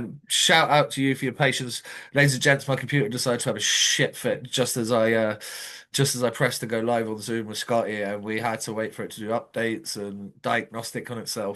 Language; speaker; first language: English; native; English